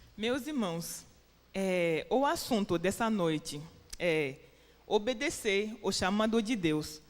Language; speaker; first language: Portuguese; non-native, fluent; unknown